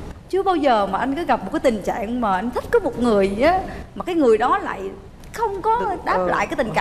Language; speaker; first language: Vietnamese; native; Vietnamese